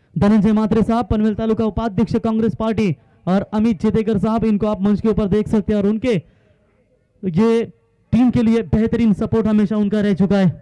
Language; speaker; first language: Hindi; non-native, local second language; Marathi